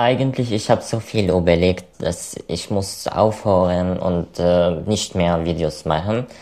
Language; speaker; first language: German; non-native, learner; Arabic